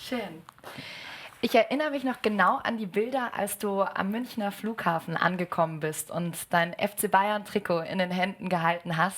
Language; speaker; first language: German; native; German